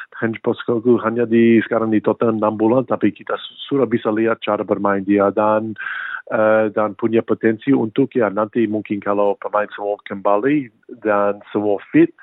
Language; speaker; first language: Indonesian; early bilingual, heritage; English